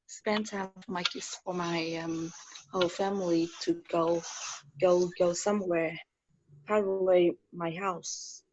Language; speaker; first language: English; non-native, learner; Vietnamese